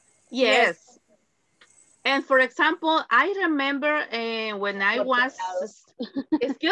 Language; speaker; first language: English; non-native, fluent; Spanish